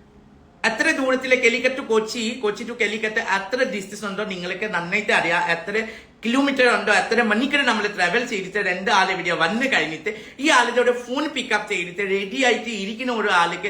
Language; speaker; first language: Malayalam; non-native, learner; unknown